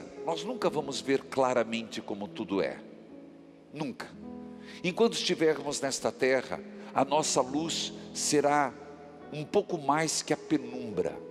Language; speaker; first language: Portuguese; native; Portuguese